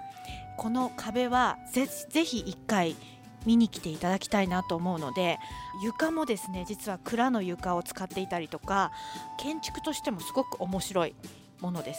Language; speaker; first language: Japanese; native; Japanese